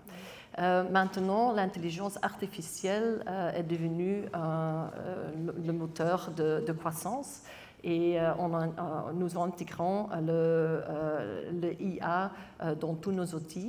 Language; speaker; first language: French; non-native, local second language; Dutch